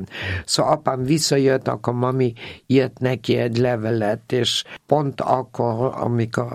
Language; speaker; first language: Hungarian; non-native, fluent; German